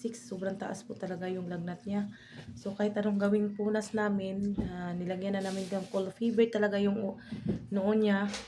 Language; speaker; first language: Filipino; non-native, local second language; Waray